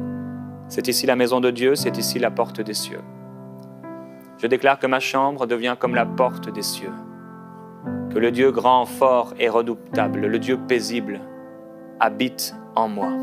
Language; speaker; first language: French; non-native, local second language; Haitian Creole